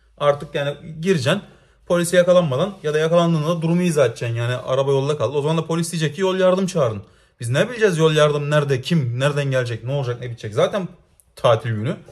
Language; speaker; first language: Turkish; native; Turkish